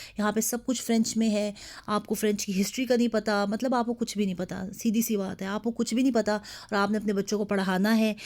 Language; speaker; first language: Urdu; native; Urdu